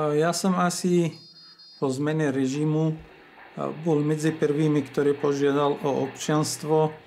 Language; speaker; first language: Slovak; non-native, fluent; Arabic